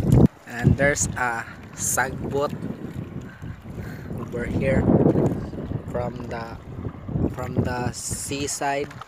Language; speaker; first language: English; non-native, learner; Cebuano